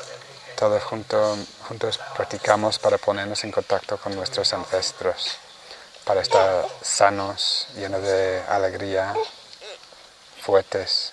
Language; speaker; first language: Spanish; non-native, fluent; Vietnamese